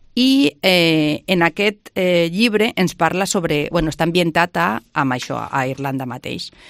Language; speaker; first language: Catalan; native; Catalan